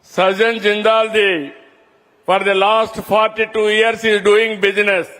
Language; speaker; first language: English; non-native, local second language; Telugu